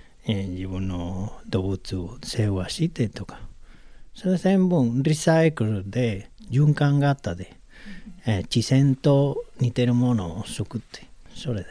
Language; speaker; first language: Japanese; non-native, learner; Spanish